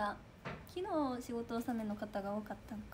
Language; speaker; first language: Japanese; native; Japanese